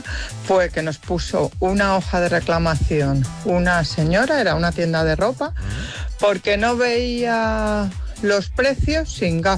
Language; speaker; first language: Spanish; native; Spanish